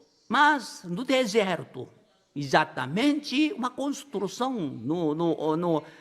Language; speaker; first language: Portuguese; non-native, learner; Korean